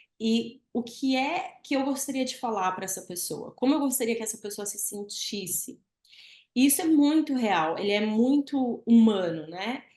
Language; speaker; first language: Portuguese; native; Portuguese